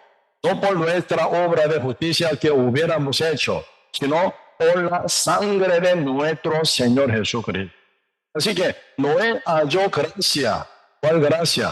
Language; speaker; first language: Spanish; non-native, learner; Korean